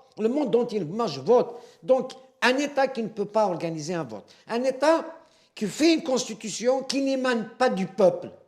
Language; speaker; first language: French; non-native, local second language; Kabyle